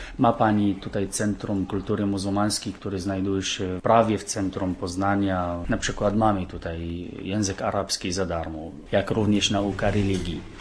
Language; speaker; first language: Polish; non-native, fluent; Arabic